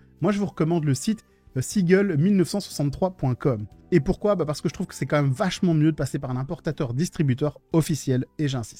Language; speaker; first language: French; native; French